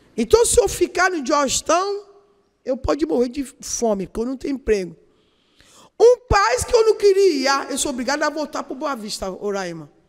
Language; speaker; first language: Portuguese; non-native, learner; Yoruba